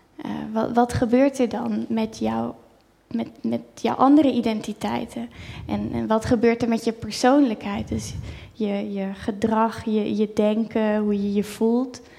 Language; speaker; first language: Dutch; native; Dutch